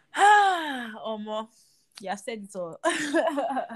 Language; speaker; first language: English; non-native, local second language; Yoruba